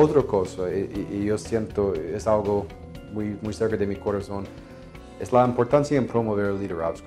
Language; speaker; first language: Spanish; non-native, fluent; English